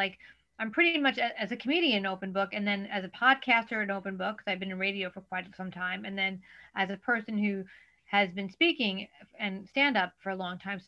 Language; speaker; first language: English; native; English